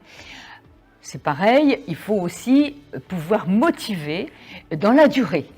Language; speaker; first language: French; native; French